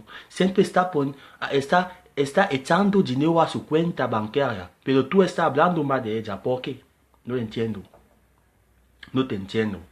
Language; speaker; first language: Spanish; non-native, learner; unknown